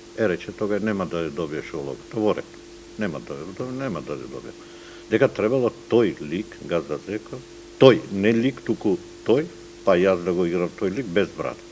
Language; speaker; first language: Macedonian; non-native, local second language; Turkish